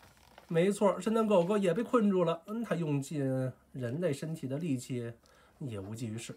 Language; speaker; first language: Chinese; native; Chinese